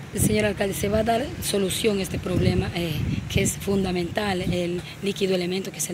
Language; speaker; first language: Spanish; native; Spanish